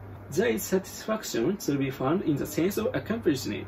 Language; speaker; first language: English; non-native, fluent; Japanese